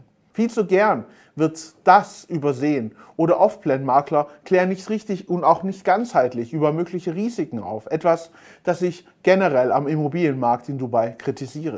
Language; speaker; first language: German; native; German